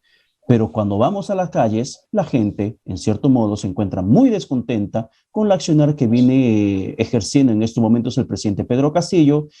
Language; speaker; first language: Spanish; native; Spanish